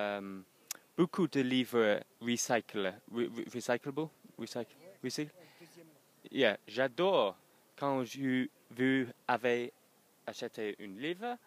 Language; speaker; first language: French; non-native, learner; English